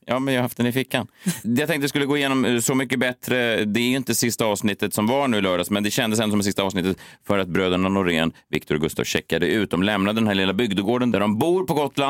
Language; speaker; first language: Swedish; native; Swedish